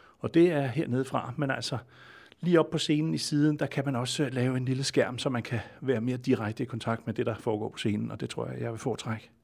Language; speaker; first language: Danish; native; Danish